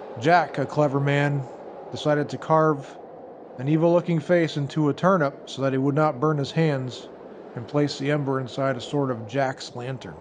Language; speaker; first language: English; native; English